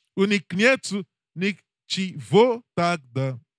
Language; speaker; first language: Russian; non-native, learner; English